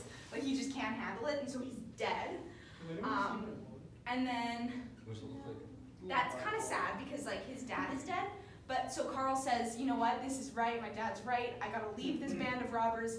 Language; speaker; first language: English; native; English